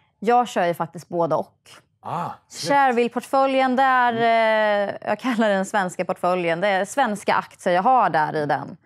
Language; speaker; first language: Swedish; native; Swedish